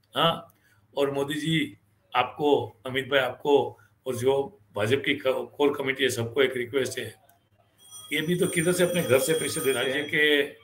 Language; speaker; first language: Hindi; non-native, local second language; Gujarati